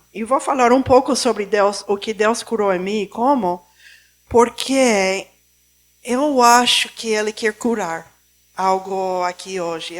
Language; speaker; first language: Portuguese; non-native, fluent; Spanish